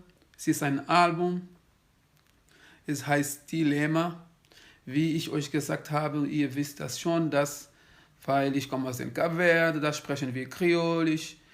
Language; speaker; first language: German; non-native, fluent; Kabuverdianu